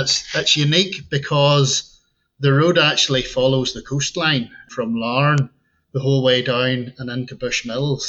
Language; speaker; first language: English; native; English